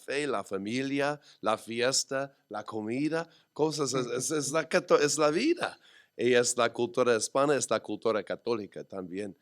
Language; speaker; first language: Spanish; non-native, learner; English